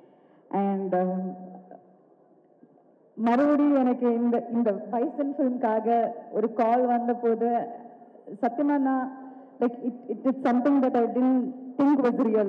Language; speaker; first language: Tamil; non-native, local second language; Malayalam